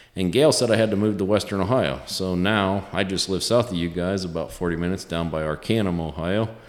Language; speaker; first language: English; native; English